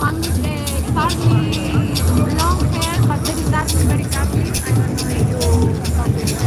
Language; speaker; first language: English; non-native, fluent; Spanish